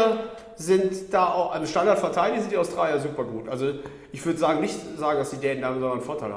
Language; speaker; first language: German; native; German